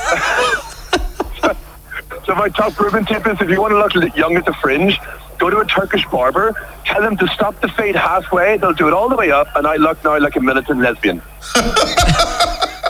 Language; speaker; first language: English; native; English